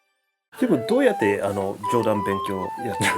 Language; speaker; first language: Japanese; non-native, learner; English